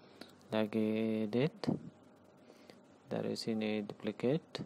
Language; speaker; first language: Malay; non-native, learner; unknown